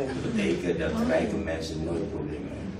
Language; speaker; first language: Dutch; non-native, learner; Indonesian